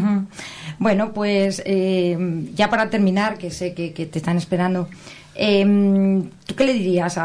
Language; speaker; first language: Spanish; native; Spanish